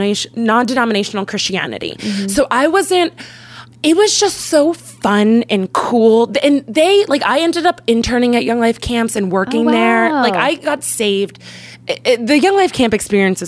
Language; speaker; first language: English; native; English